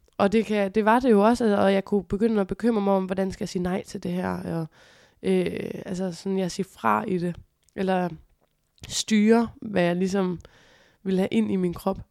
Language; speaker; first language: Danish; native; Danish